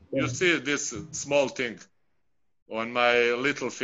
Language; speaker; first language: English; non-native, fluent; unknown